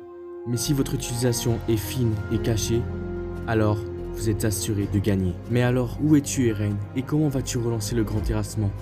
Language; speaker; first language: French; native; French